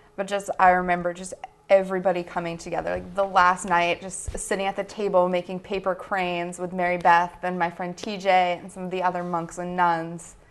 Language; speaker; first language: English; native; English